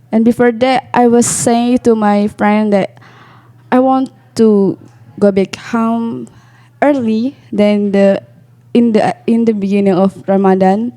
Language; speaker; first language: English; non-native, learner; Indonesian